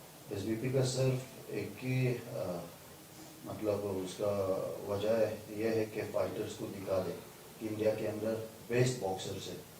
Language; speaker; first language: Hindi; non-native, fluent; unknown